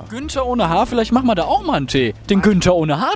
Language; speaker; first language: German; native; German